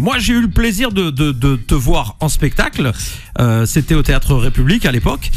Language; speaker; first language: French; native; French